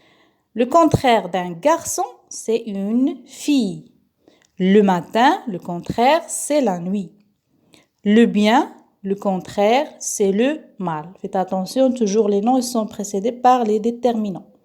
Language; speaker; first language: French; non-native, local second language; Arabic